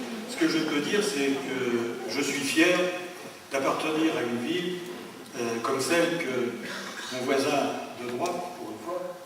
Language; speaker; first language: French; native; French